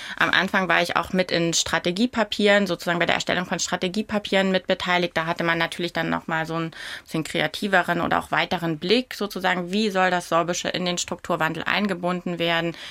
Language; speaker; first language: German; non-native, local second language; Upper Sorbian